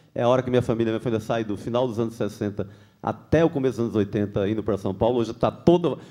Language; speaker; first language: Portuguese; native; Portuguese